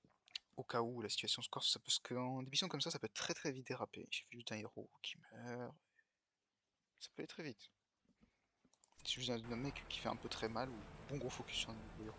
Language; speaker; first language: French; native; French